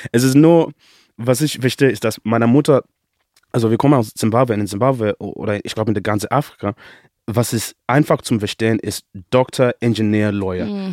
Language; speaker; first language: German; non-native, learner; Shona